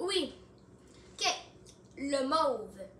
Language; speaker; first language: French; non-native, local second language; English